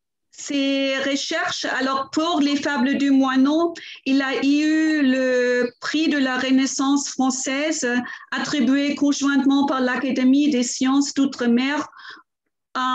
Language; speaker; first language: French; non-native, fluent; German